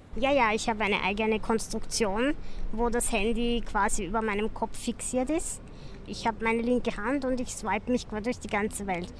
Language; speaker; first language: German; native; German